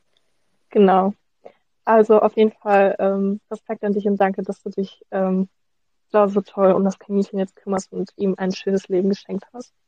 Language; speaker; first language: German; native; German